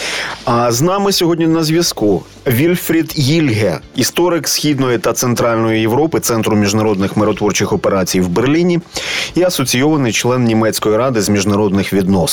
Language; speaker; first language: Ukrainian; native; Ukrainian